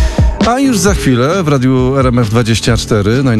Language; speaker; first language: Polish; native; Polish